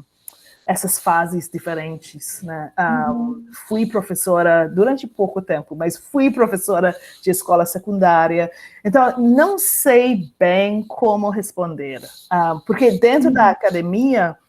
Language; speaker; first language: Portuguese; non-native, fluent; English